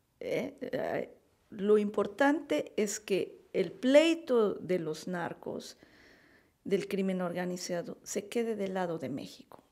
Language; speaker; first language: Spanish; native; Spanish